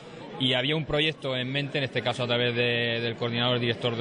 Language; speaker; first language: Spanish; native; Spanish